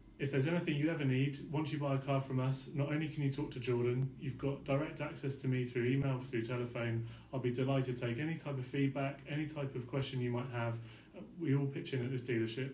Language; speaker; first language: English; native; English